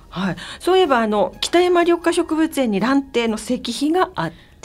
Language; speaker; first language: Japanese; native; Japanese